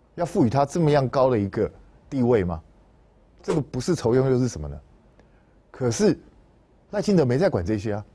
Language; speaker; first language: Chinese; native; Chinese